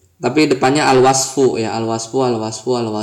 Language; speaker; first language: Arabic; non-native, fluent; Indonesian